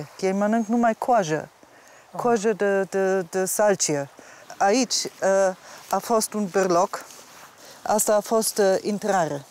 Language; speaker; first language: Romanian; non-native, fluent; German